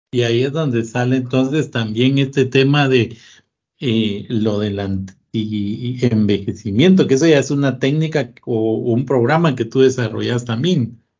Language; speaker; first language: Spanish; native; Spanish